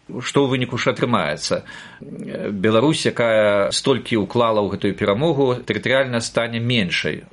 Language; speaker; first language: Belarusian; native; Belarusian